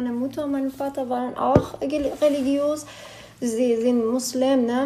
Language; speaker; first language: German; non-native, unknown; Persian